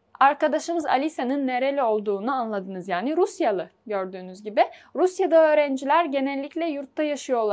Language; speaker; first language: Turkish; non-native, fluent; Uzbek